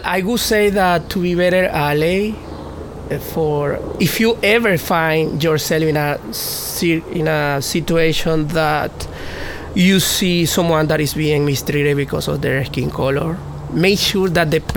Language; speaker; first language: English; non-native, fluent; Spanish